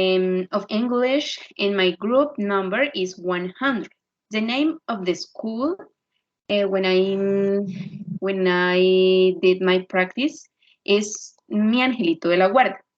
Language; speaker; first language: English; non-native, learner; Spanish